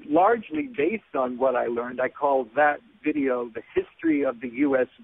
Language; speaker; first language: English; native; English